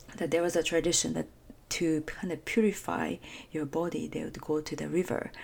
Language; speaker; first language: English; non-native, fluent; Japanese